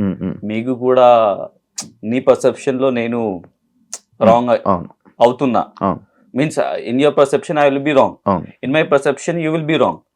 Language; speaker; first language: Telugu; non-native, local second language; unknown